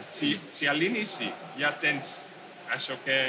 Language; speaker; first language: Catalan; non-native, fluent; Hungarian